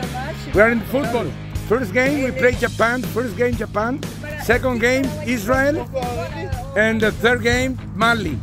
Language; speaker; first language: English; non-native, learner; Spanish